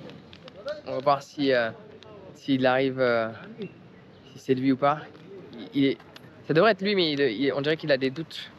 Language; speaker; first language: French; native; French